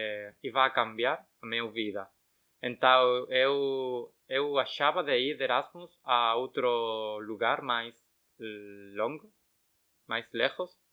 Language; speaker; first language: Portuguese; non-native, learner; Spanish